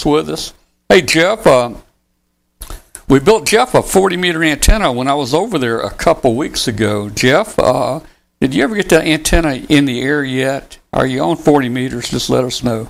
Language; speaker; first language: English; native; English